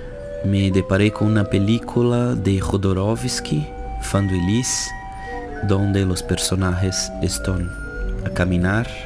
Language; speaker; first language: Spanish; non-native, fluent; Portuguese